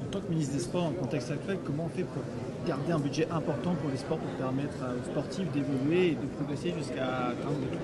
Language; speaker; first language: French; native; French